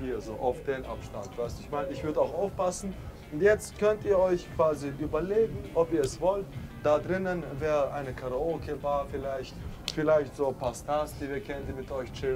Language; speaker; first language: German; native; German